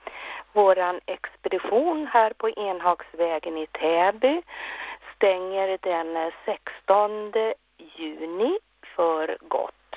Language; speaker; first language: Swedish; native; Swedish